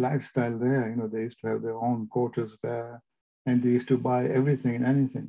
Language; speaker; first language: English; non-native, local second language; Gujarati